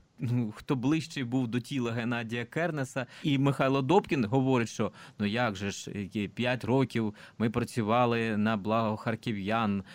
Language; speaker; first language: Ukrainian; non-native, local second language; Russian